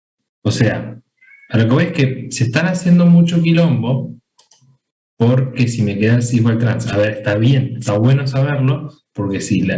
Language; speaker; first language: Spanish; native; Spanish